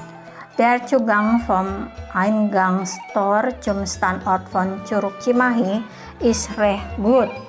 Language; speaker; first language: German; non-native, fluent; Indonesian